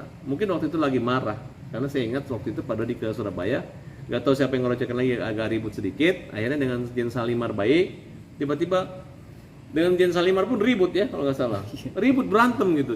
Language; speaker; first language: Indonesian; native; Indonesian